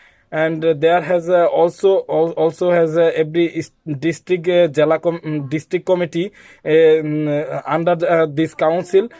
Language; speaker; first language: English; non-native, learner; Bangla